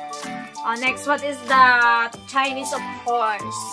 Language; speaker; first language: English; non-native, local second language; Filipino